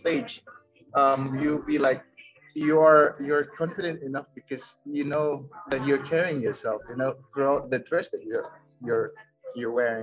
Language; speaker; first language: English; non-native, fluent; Uzbek